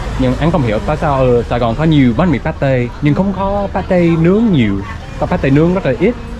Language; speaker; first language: Vietnamese; non-native, learner; English